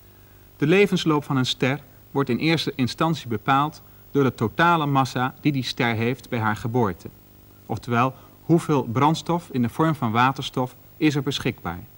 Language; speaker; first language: Dutch; native; Dutch